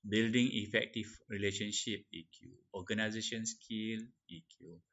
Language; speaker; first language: English; non-native, local second language; Malay